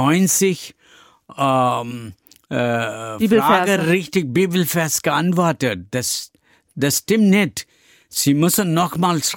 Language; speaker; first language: German; non-native, learner; Tamil